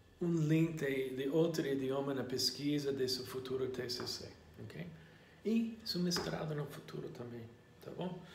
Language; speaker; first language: Portuguese; non-native, learner; English